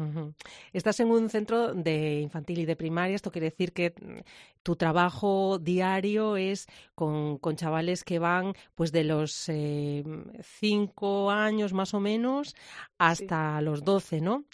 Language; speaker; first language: Spanish; native; Spanish